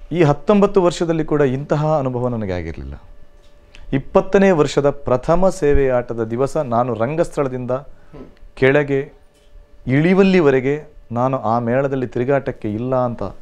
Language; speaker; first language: Kannada; non-native, local second language; Tulu